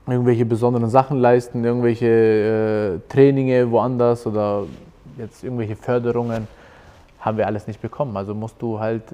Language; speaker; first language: German; early bilingual, other home language; Albanian